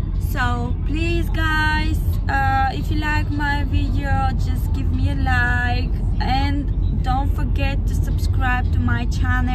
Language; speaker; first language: English; non-native, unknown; Bulgarian